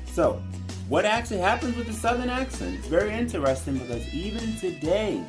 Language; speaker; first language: English; native; English